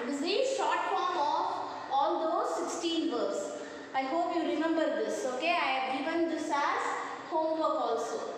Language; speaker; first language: English; non-native, local second language; Tamil